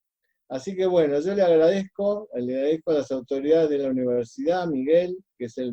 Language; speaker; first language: Spanish; native; Spanish